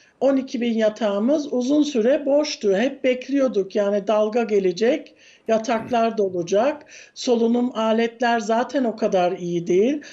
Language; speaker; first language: Turkish; early bilingual, heritage; Turkish